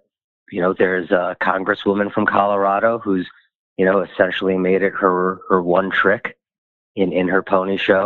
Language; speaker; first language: English; native; English